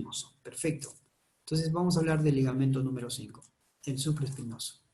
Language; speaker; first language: Spanish; native; Spanish